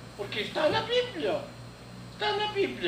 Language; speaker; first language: Portuguese; non-native, learner; Filipino